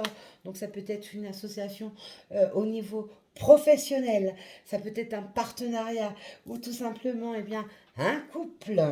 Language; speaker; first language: French; native; French